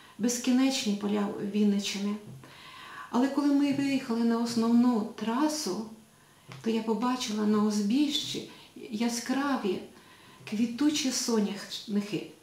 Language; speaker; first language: Ukrainian; native; Ukrainian